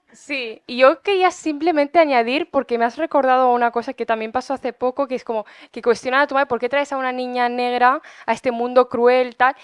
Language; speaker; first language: Spanish; early bilingual, other home language; Arabic